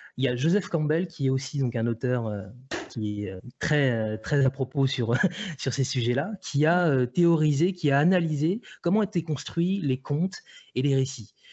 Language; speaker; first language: French; native; French